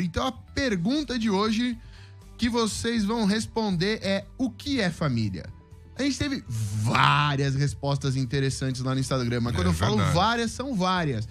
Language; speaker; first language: Portuguese; native; Portuguese